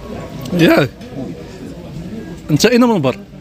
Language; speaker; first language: Arabic; native; Arabic